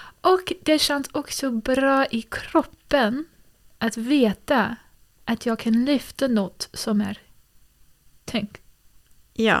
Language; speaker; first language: Swedish; early bilingual, heritage; English